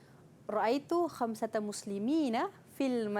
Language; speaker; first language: Arabic; non-native, learner; Malay